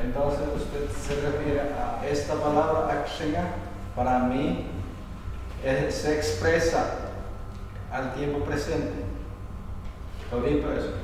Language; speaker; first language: Spanish; non-native, local second language; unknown